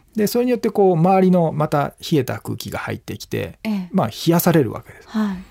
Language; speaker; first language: Japanese; native; Japanese